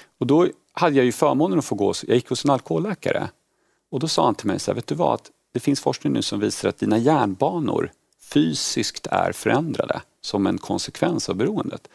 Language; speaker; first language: Swedish; early bilingual, other home language; Polish